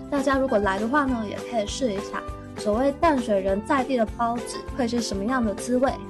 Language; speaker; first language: Chinese; native; Chinese